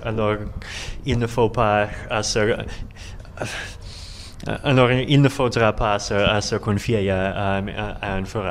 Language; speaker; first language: French; non-native, learner; Russian